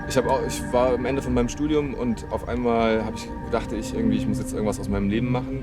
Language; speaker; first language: German; native; German